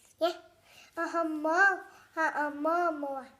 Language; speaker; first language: Danish; native; Danish